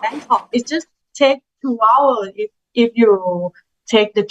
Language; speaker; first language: English; non-native, learner; Thai